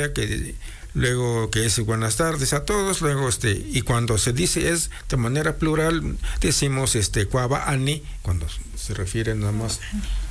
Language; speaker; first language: Spanish; non-native, local second language; Mixtepec Mixtec